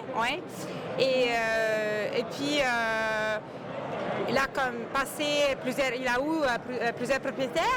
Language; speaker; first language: French; non-native, fluent; Italian